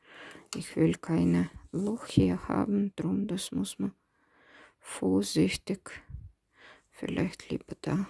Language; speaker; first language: German; non-native, fluent; Russian